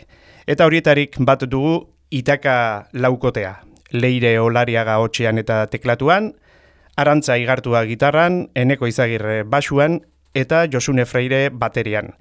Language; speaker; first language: Basque; native; Basque